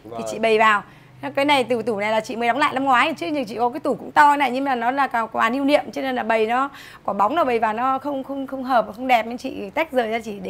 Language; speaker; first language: Vietnamese; native; Vietnamese